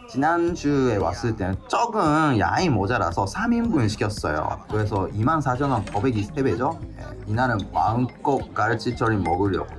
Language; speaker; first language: Korean; non-native, fluent; Japanese